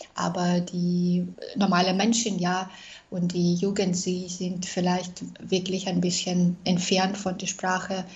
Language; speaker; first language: German; non-native, fluent; Russian